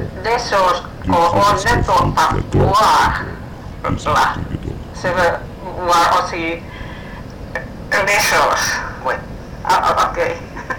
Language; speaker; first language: French; non-native, learner; Finnish